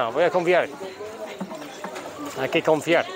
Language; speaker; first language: Spanish; non-native, learner; English